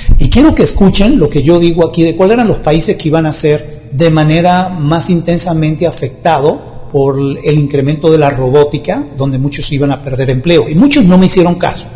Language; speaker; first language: Spanish; native; Spanish